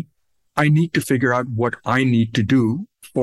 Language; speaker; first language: English; non-native, local second language; Urdu